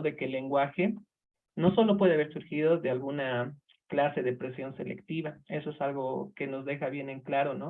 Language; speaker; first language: Spanish; native; Spanish